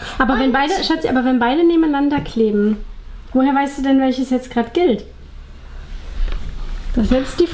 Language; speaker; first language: German; native; German